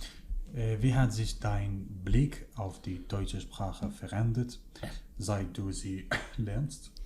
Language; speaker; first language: German; non-native, fluent; Kurdish